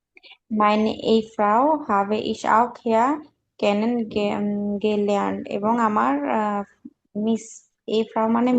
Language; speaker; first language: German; non-native, learner; Bangla